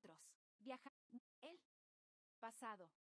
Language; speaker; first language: Spanish; non-native, learner; Czech